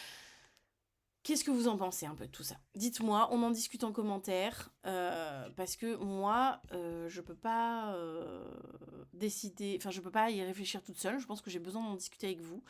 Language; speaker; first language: French; native; French